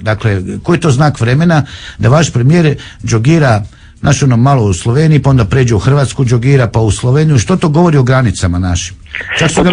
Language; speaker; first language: Croatian; native; Croatian